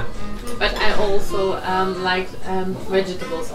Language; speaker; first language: English; non-native, fluent; German